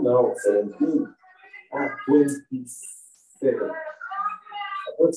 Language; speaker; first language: English; non-native, fluent; Spanish